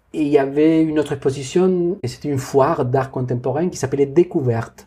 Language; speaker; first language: French; non-native, fluent; Spanish